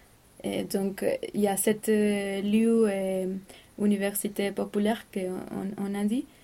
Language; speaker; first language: French; non-native, learner; Spanish